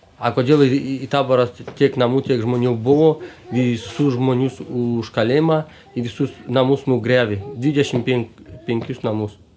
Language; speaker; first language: Lithuanian; non-native, local second language; Romany